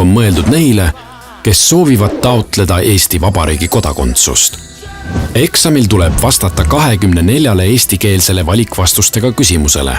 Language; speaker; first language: Estonian; native; Estonian